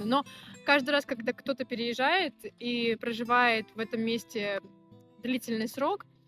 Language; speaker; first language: Russian; native; Russian